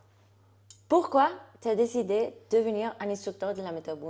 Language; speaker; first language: French; non-native, fluent; Spanish